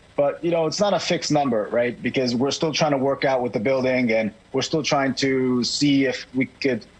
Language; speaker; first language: English; native; English